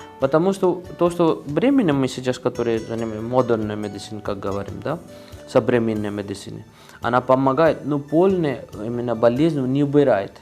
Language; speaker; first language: Russian; non-native, learner; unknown